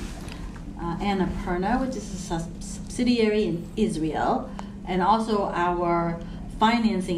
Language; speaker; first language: English; non-native, local second language; Cantonese